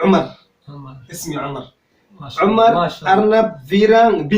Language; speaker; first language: Arabic; non-native, learner; Somali